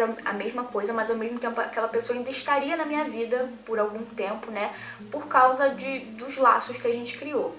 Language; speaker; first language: Portuguese; native; Portuguese